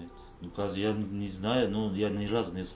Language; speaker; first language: Russian; non-native, local second language; Uzbek